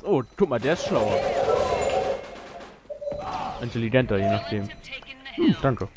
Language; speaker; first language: German; native; German